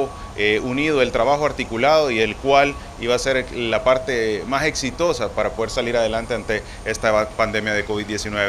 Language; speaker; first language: Spanish; native; Spanish